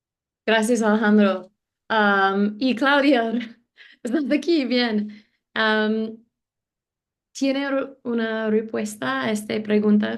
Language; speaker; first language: Spanish; non-native, learner; English